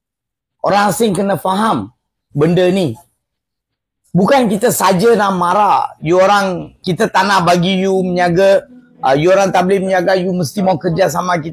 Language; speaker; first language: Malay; non-native, local second language; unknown